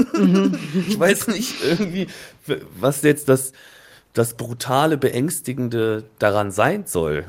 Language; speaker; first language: German; native; German